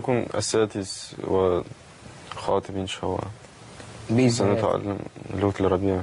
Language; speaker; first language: Arabic; non-native, learner; Russian